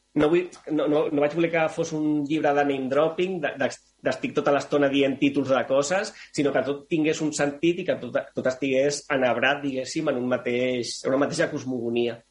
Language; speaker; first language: Catalan; non-native, local second language; Spanish